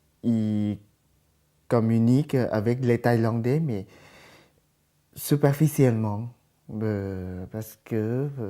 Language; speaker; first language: French; non-native, fluent; Thai